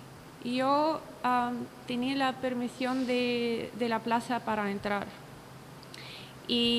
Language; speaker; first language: Spanish; non-native, learner; Russian